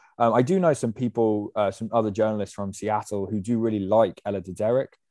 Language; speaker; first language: English; native; English